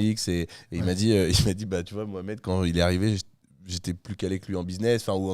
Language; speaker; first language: French; native; French